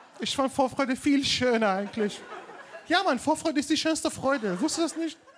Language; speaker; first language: German; non-native, fluent; Arabic